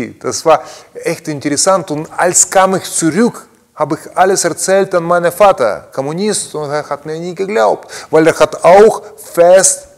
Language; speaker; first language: German; non-native, learner; Russian